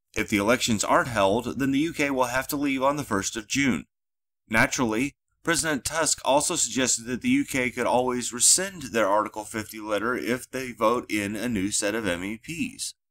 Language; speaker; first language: English; native; English